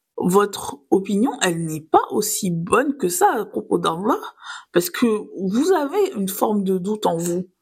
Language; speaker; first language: French; native; French